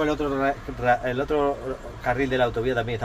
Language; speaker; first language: Spanish; native; Spanish